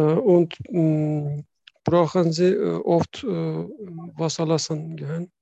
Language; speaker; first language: German; non-native, learner; Turkish